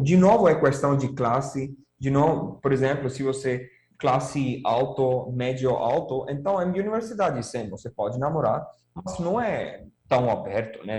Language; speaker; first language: Portuguese; non-native, fluent; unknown